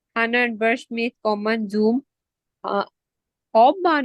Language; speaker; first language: German; non-native, learner; Urdu